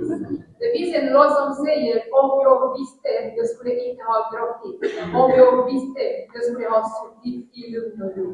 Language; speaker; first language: Swedish; non-native, fluent; Kinyarwanda